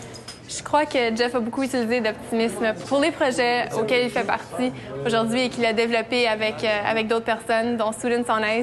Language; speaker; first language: French; native; French